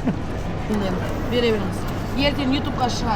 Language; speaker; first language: Turkish; non-native, learner; Kazakh